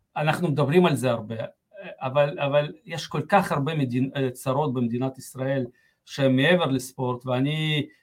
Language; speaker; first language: Hebrew; early bilingual, other home language; Russian